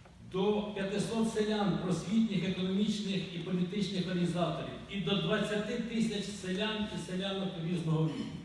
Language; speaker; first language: Ukrainian; native; Ukrainian